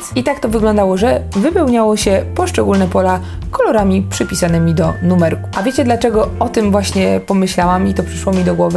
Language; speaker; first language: Polish; native; Polish